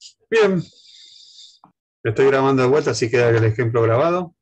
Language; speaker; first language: Spanish; native; Spanish